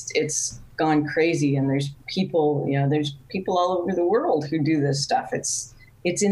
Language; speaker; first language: English; native; English